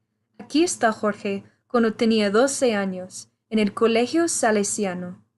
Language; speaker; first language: Spanish; non-native, fluent; English